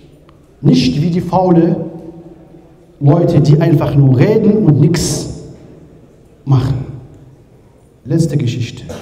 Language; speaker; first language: German; non-native, learner; Arabic